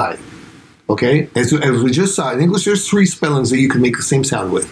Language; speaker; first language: English; non-native, fluent; Spanish